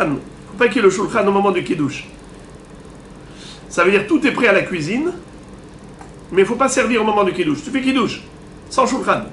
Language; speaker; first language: French; native; French